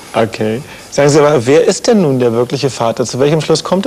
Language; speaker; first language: German; native; German